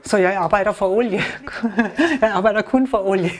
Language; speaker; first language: Danish; non-native, learner; German